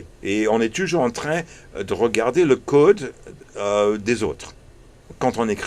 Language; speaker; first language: French; early bilingual, heritage; English